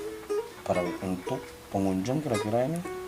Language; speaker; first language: Indonesian; native; Indonesian